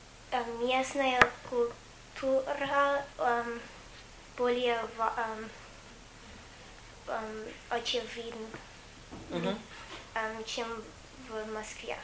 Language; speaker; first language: Russian; non-native, learner; English